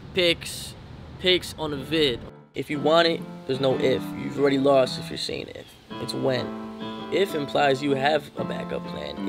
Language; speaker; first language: English; native; English